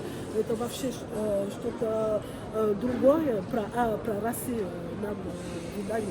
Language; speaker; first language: Russian; non-native, learner; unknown